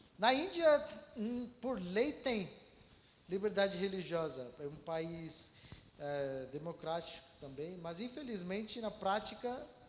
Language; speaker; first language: Portuguese; non-native, fluent; Malayalam